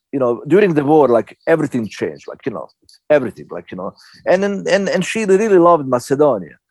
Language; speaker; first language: English; non-native, fluent; Bosnian